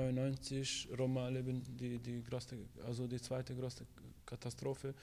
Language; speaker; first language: German; non-native, fluent; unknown